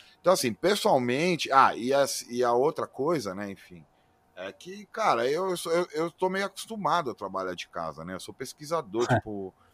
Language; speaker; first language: Portuguese; native; Portuguese